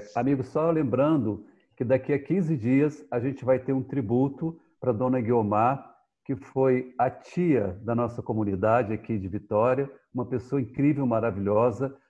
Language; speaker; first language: Portuguese; native; Portuguese